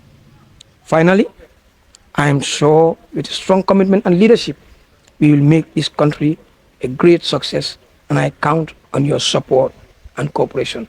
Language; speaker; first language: English; non-native, local second language; Fula